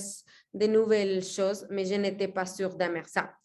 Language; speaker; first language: French; non-native, fluent; Spanish